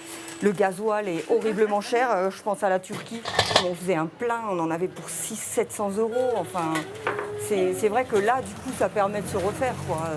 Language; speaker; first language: French; native; French